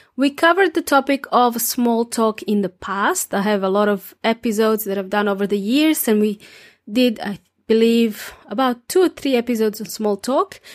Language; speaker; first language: English; non-native, fluent; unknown